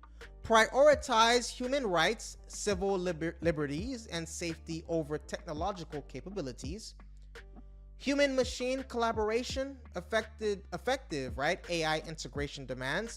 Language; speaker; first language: English; native; English